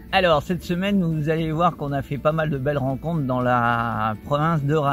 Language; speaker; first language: French; native; French